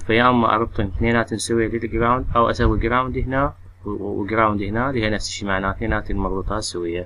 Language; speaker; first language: Arabic; native; Arabic